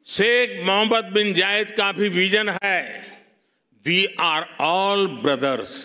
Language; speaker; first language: Hindi; non-native, local second language; Gujarati